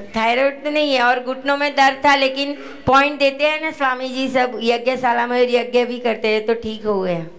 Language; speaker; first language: Hindi; non-native, local second language; Gujarati